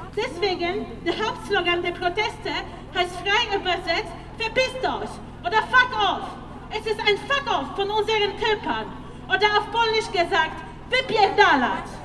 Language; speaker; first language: German; non-native, fluent; Polish